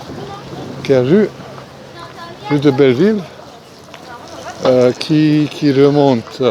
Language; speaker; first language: French; non-native, fluent; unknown